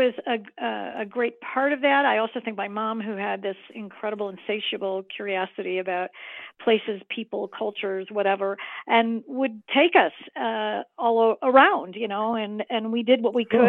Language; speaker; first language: English; native; English